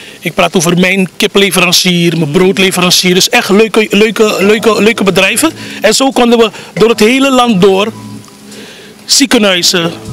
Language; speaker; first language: Dutch; native; Dutch